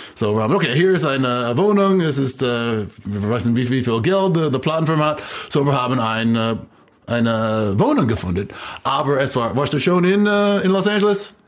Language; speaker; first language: German; non-native, fluent; English